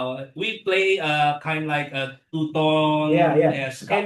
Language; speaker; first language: English; non-native, learner; Indonesian